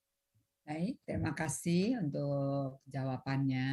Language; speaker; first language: Indonesian; native; Indonesian